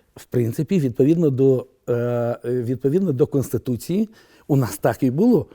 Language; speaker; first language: Ukrainian; non-native, local second language; Romanian